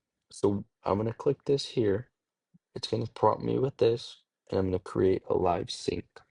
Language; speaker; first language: English; native; English